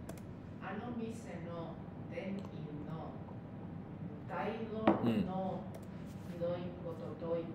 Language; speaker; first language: Japanese; non-native, learner; Spanish